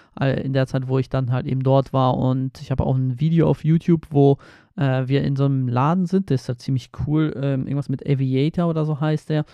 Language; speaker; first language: German; early bilingual, other home language; Polish